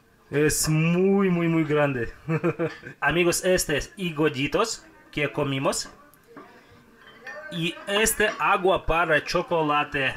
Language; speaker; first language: Spanish; non-native, fluent; Russian